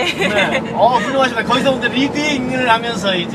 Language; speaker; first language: Korean; native; Korean